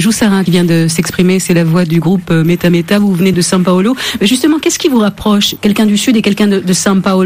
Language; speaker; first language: French; native; French